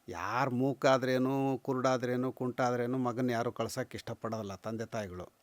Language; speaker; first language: Kannada; native; Kannada